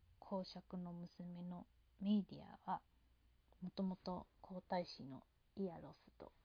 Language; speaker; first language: Japanese; non-native, fluent; Chinese